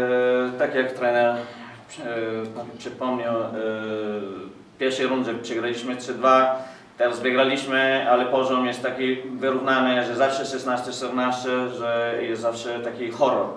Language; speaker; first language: Polish; non-native, fluent; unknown